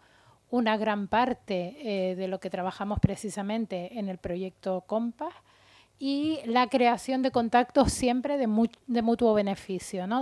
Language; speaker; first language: Spanish; native; Spanish